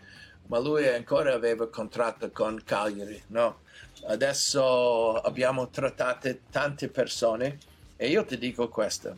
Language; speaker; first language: Italian; non-native, learner; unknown